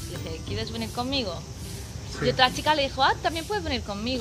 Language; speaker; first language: Spanish; native; Spanish